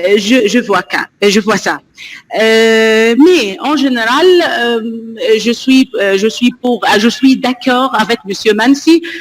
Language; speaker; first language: French; non-native, learner; Arabic